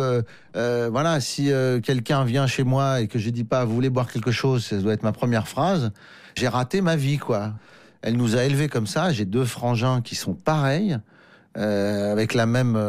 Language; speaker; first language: French; native; French